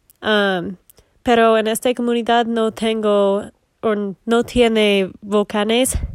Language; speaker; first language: Spanish; non-native, learner; English